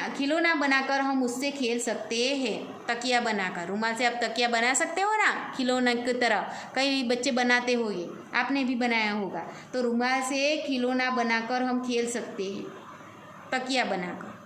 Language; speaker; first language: Hindi; non-native, local second language; Gujarati